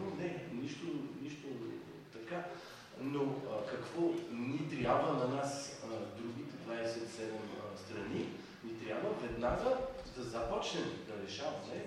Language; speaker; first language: Bulgarian; non-native, fluent; French